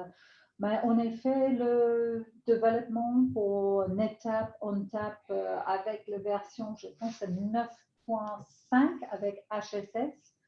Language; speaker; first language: French; non-native, fluent; English